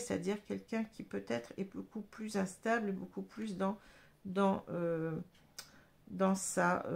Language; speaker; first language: French; native; French